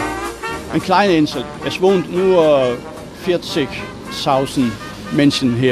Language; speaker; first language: German; non-native, learner; Danish